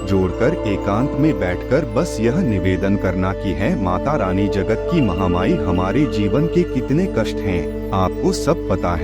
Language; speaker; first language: Hindi; native; Hindi